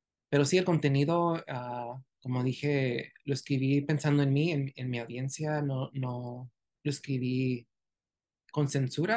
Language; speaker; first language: Spanish; early bilingual, heritage; Spanish